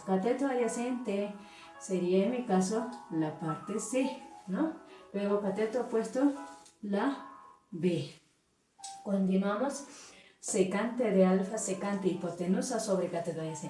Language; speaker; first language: Spanish; native; Spanish